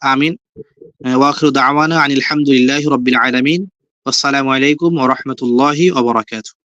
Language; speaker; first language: Bangla; native; Bangla